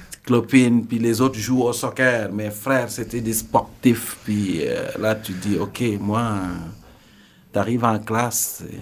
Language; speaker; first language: French; non-native, local second language; Serer